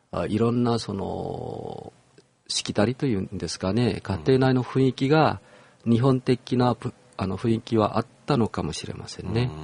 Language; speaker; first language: Japanese; non-native, fluent; Korean